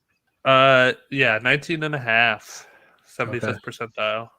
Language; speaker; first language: English; native; English